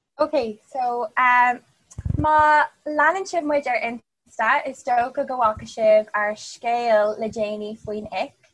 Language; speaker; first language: Irish; non-native, local second language; English